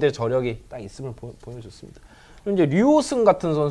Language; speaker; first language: Korean; native; Korean